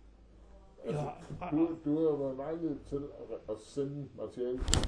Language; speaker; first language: Danish; native; Danish